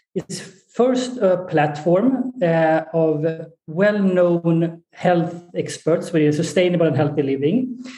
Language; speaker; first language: English; non-native, fluent; Swedish